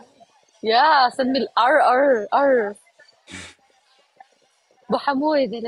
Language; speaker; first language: English; non-native, learner; Arabic